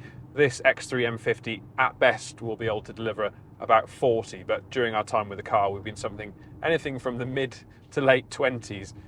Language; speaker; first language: English; native; English